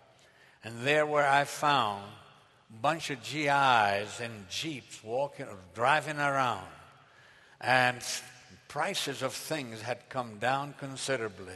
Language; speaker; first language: English; non-native, fluent; Arabic